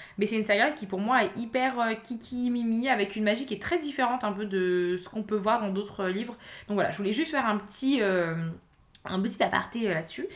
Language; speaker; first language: French; native; French